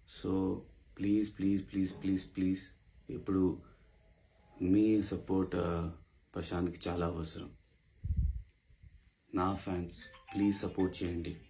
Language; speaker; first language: Telugu; non-native, local second language; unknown